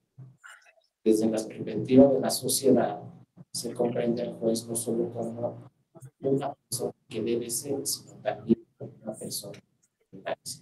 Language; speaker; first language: Spanish; native; Spanish